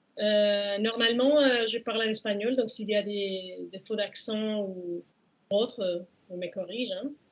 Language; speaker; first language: French; non-native, fluent; Spanish